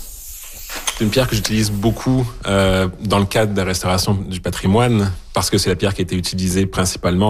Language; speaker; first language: French; native; French